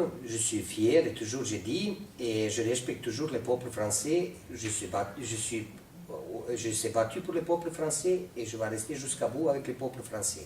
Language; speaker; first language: French; non-native, learner; Serbian